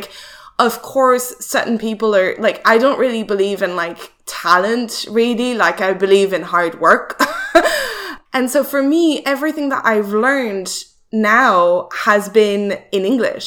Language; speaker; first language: English; non-native, fluent; French